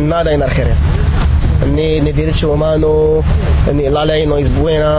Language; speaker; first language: Spanish; non-native, learner; Arabic